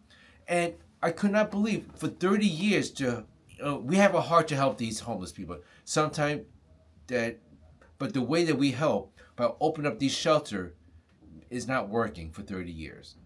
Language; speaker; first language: English; non-native, fluent; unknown